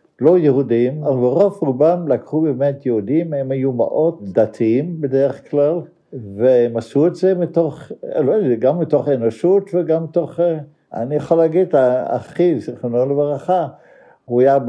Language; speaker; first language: Hebrew; non-native, fluent; Dutch